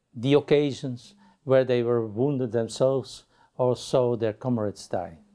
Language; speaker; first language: English; non-native, fluent; Dutch